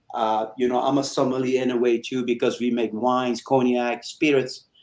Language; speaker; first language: English; early bilingual, other home language; Persian